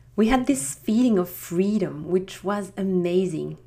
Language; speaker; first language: English; non-native, fluent; French